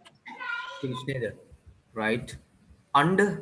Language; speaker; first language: English; non-native, local second language; Sinhala